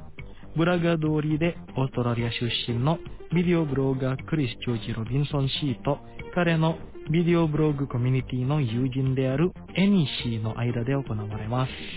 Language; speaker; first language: Japanese; non-native, fluent; Indonesian